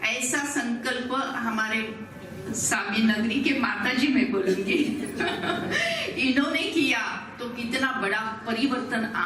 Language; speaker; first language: Hindi; non-native, local second language; Marathi